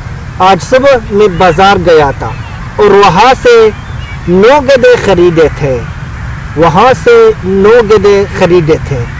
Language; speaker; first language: Hindi; non-native, fluent; Arabic